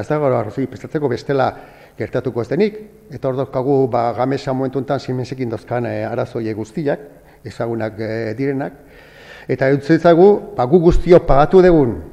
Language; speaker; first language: Basque; native; Basque